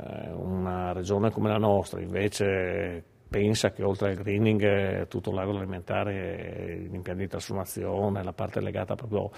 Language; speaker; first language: Italian; native; Italian